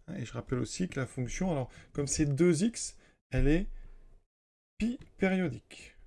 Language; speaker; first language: French; native; French